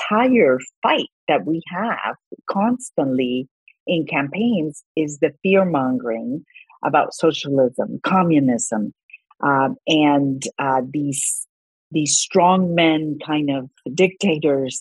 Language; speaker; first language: English; non-native, fluent; Spanish